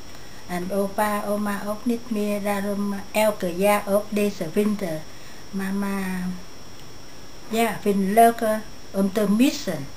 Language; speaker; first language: Dutch; non-native, learner; Vietnamese